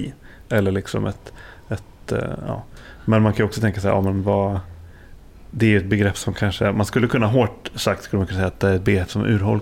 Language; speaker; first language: Swedish; native; Swedish